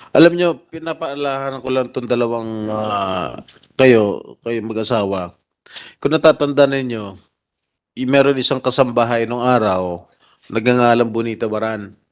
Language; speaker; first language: Filipino; native; Filipino